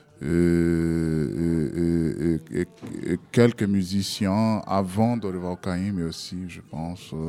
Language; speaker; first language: French; non-native, learner; Portuguese